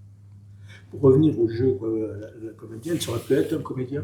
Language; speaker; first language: French; native; French